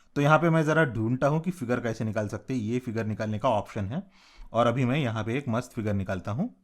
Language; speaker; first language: Hindi; non-native, local second language; Marathi